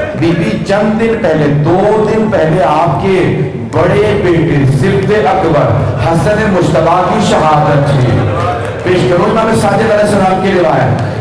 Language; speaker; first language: Urdu; early bilingual, heritage; Urdu